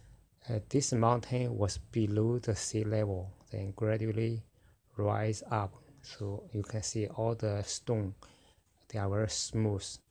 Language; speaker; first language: English; non-native, fluent; Chinese